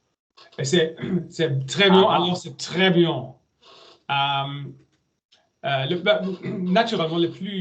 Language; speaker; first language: French; non-native, learner; German